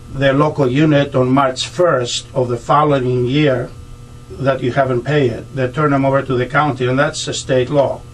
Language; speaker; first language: English; non-native, fluent; Greek